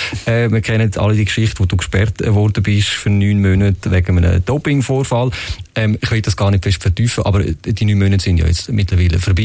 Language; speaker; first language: German; native; German